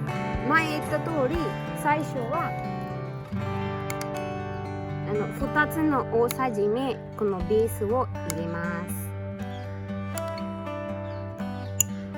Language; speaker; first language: Japanese; non-native, fluent; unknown